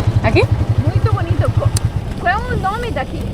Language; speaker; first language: Portuguese; non-native, learner; Spanish